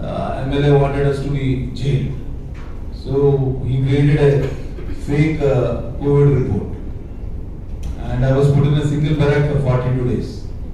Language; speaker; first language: English; non-native, local second language; Telugu